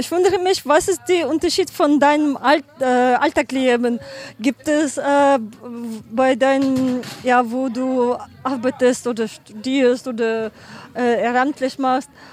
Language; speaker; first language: German; non-native, learner; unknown